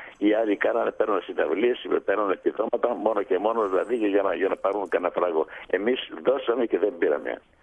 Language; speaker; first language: Greek; native; Greek